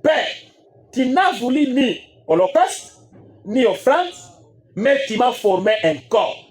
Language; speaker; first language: French; non-native, local second language; Swahili